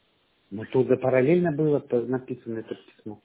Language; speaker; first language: Russian; non-native, fluent; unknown